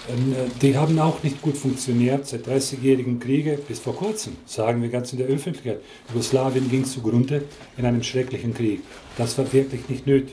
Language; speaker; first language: German; non-native, fluent; Croatian